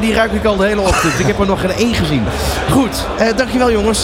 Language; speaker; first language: Dutch; native; Dutch